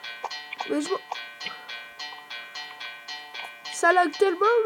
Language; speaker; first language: French; native; French